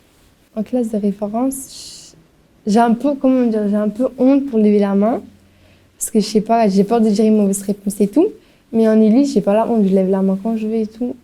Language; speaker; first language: French; early bilingual, other home language; Albanian